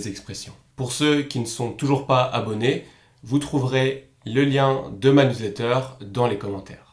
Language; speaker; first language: French; native; French